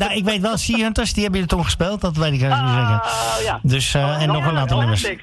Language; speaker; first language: Dutch; native; Dutch